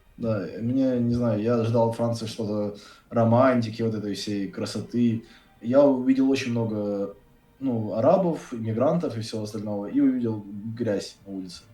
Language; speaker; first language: Russian; native; Russian